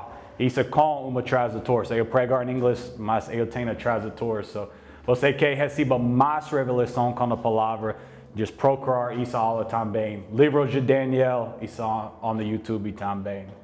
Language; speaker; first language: Portuguese; non-native, learner; English